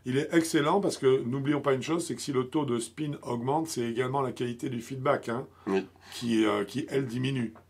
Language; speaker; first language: French; native; French